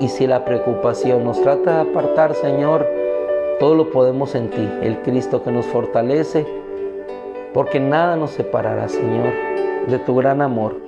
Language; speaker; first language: Spanish; native; Spanish